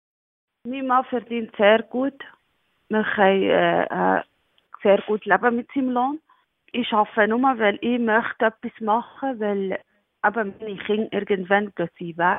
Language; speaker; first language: German; non-native, learner; Arabic